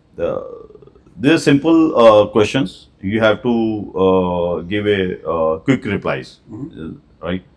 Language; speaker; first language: English; non-native, local second language; Hindi